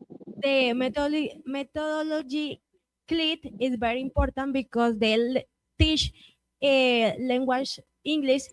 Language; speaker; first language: English; non-native, learner; Spanish